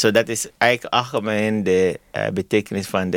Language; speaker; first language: Dutch; non-native, learner; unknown